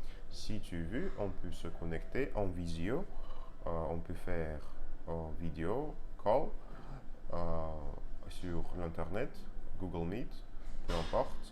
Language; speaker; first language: French; non-native, learner; Russian